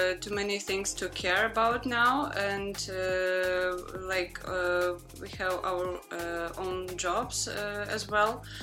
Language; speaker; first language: English; non-native, fluent; Ukrainian